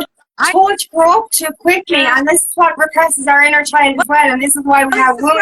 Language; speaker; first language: English; native; English